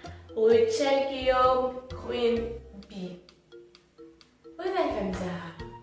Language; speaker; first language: French; non-native, local second language; Haitian Creole